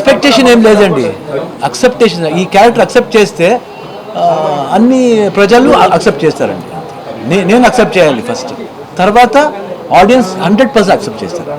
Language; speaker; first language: Telugu; non-native, learner; Kannada